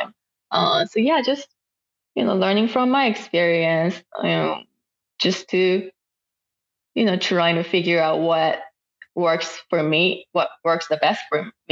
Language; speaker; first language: English; non-native, fluent; Japanese